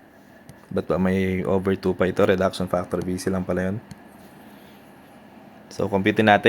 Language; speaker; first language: Filipino; native; Filipino